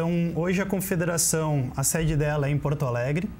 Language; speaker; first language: Portuguese; native; Portuguese